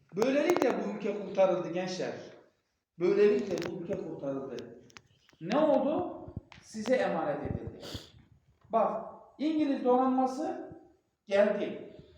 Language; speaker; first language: Turkish; non-native, local second language; Kurdish